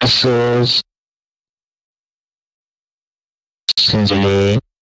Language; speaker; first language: English; non-native, learner; Vietnamese